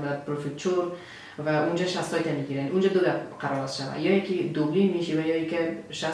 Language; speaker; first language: Persian; native; Persian